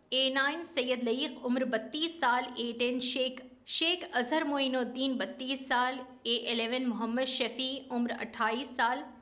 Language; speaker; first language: Urdu; native; Urdu